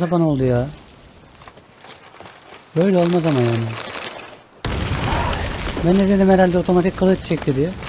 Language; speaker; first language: Turkish; native; Turkish